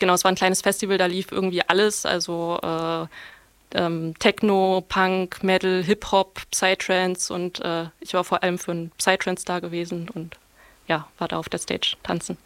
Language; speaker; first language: German; native; German